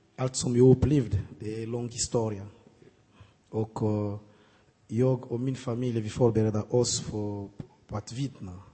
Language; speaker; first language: Swedish; non-native, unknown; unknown